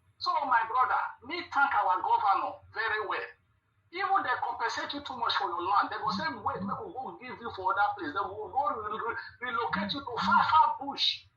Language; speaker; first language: Nigerian Pidgin; non-native, local second language; Bini